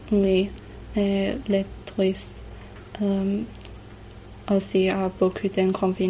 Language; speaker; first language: French; non-native, learner; English